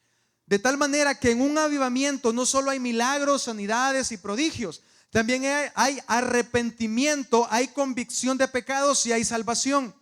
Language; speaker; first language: Spanish; native; Spanish